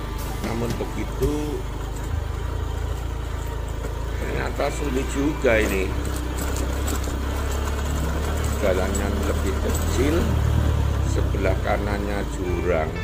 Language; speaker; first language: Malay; non-native, local second language; Javanese